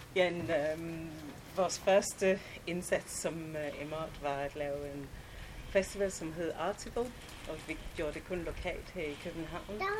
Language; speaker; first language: Danish; non-native, fluent; English